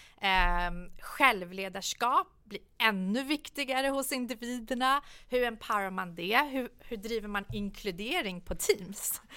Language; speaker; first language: Swedish; early bilingual, other home language; Persian